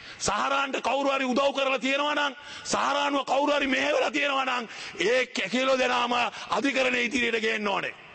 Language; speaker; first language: Sinhala; non-native, local second language; Tamil